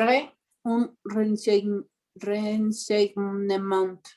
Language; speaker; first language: French; non-native, learner; Spanish